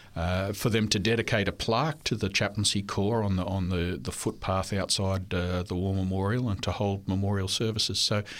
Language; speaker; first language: English; non-native, local second language; French